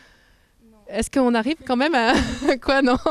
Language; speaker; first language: French; native; French